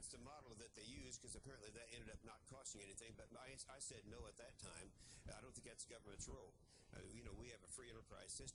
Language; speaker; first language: English; native; English